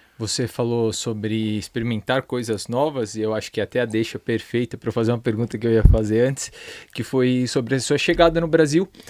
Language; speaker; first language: Portuguese; native; Portuguese